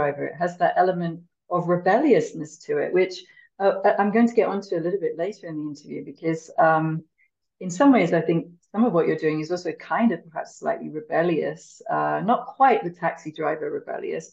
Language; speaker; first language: English; native; English